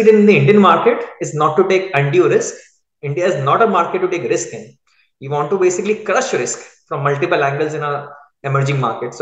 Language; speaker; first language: English; non-native, local second language; Hindi